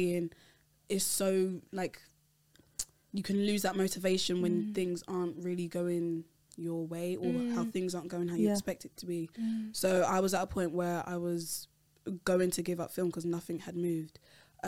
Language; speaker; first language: English; native; English